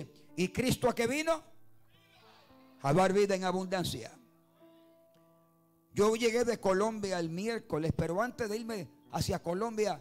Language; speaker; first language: Spanish; native; Spanish